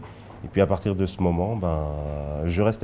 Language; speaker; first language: French; early bilingual, other home language; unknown